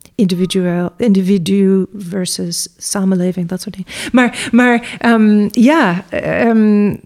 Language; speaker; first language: Dutch; non-native, fluent; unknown